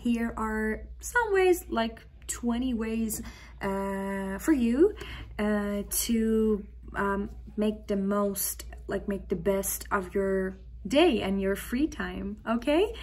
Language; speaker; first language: English; non-native, fluent; Persian